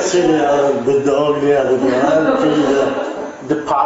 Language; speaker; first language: English; non-native, learner; Italian